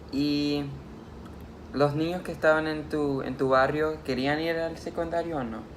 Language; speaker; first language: Spanish; early bilingual, heritage; Spanish